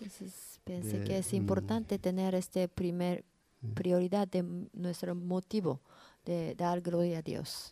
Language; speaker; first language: Spanish; non-native, learner; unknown